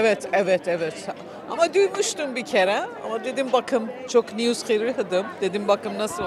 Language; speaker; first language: Turkish; non-native, learner; Persian